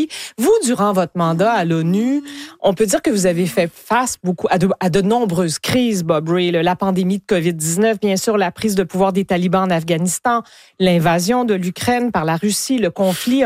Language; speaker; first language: French; native; French